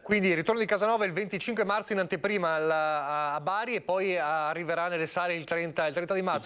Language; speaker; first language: Italian; native; Italian